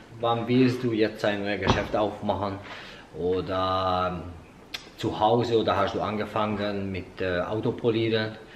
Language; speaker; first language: German; non-native, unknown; Hungarian